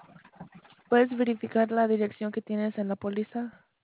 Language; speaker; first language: Spanish; early bilingual, heritage; Spanish